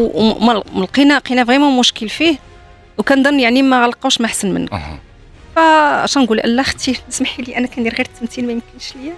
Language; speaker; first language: Arabic; native; Arabic